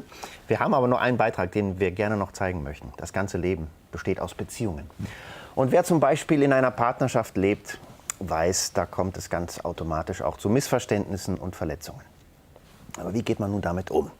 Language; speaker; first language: German; native; German